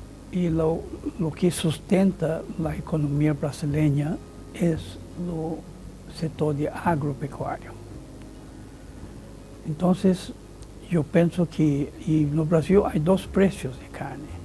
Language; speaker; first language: Spanish; non-native, fluent; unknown